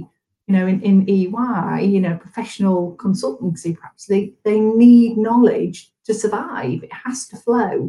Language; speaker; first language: English; native; English